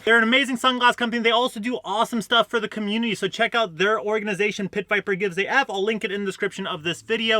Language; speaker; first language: English; native; English